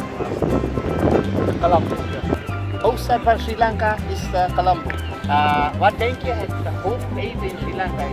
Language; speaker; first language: Dutch; non-native, learner; Sinhala